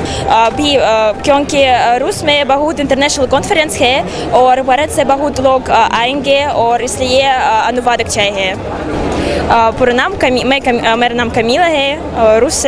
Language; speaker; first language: Hindi; non-native, learner; Russian